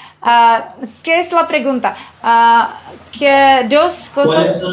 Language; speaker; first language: Spanish; non-native, learner; Czech